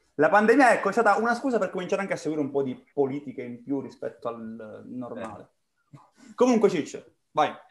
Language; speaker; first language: Italian; native; Italian